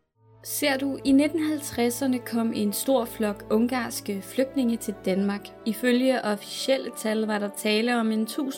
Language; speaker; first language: Danish; native; Danish